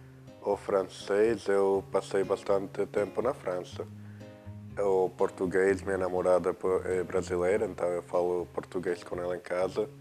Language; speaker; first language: Portuguese; non-native, fluent; Spanish